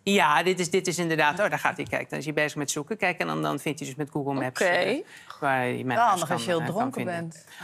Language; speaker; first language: Dutch; native; Dutch